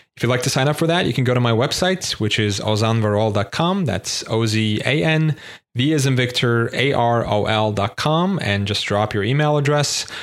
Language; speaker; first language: English; non-native, fluent; Turkish